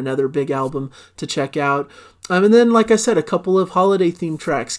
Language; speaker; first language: English; native; English